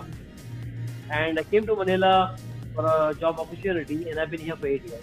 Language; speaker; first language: English; non-native, local second language; Hindi